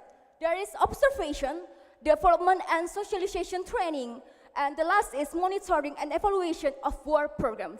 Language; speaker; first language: English; non-native, learner; Indonesian